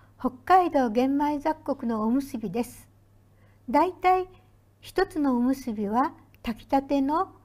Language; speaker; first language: Japanese; native; Japanese